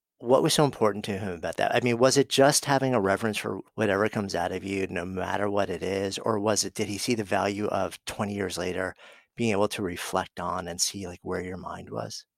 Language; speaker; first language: English; native; English